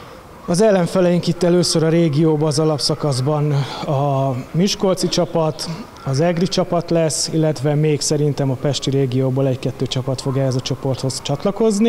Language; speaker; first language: Hungarian; native; Hungarian